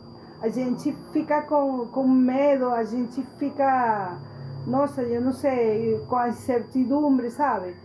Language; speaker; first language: Portuguese; non-native, fluent; Spanish